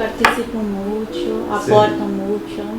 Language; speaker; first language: Spanish; non-native, fluent; Portuguese